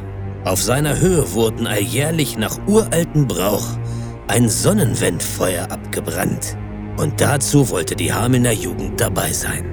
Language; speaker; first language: German; native; German